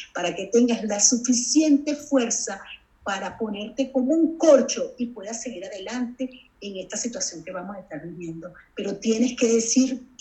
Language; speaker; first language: Spanish; native; Spanish